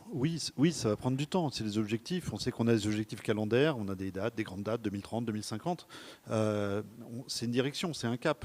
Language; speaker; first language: French; native; French